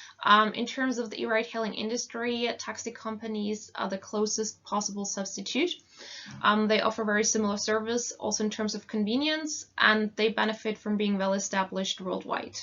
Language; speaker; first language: English; non-native, fluent; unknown